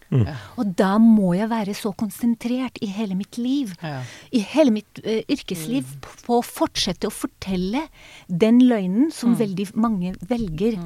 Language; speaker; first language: Norwegian; non-native, fluent; Hebrew